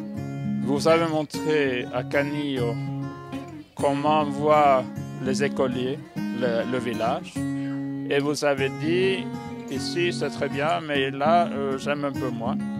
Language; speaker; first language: French; non-native, fluent; Norwegian